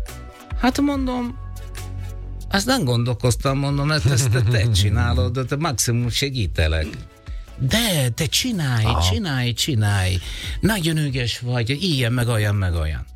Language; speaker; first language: Hungarian; non-native, learner; Italian